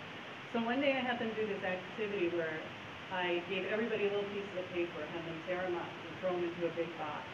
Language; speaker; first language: English; native; English